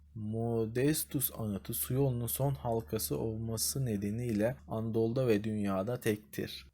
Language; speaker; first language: Turkish; native; Turkish